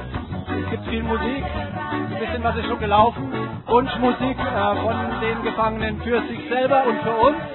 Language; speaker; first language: German; native; German